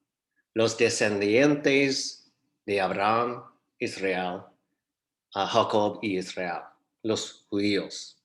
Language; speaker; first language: Spanish; non-native, fluent; English